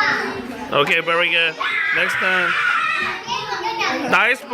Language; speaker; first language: English; non-native, fluent; Korean